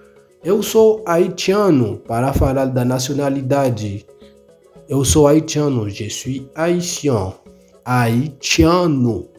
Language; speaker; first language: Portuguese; non-native, learner; Haitian Creole